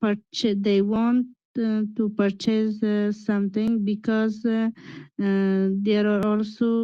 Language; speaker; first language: English; non-native, learner; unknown